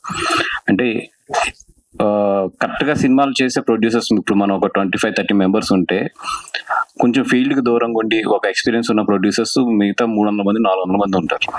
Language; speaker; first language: Telugu; native; Telugu